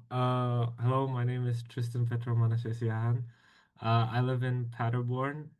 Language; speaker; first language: English; non-native, fluent; Indonesian